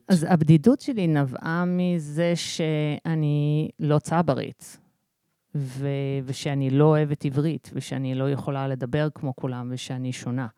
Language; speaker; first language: Hebrew; early bilingual, other home language; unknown